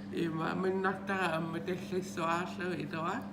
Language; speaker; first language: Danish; non-native, local second language; Kalaallisut